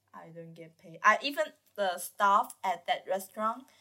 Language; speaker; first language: English; non-native, learner; Chinese